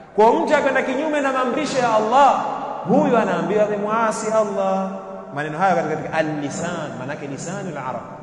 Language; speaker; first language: Swahili; native; Swahili